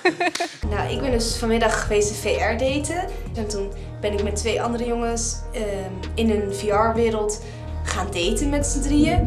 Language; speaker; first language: Dutch; native; Dutch